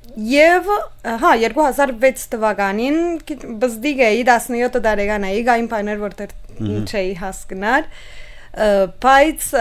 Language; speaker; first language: Armenian; early bilingual, heritage; Armenian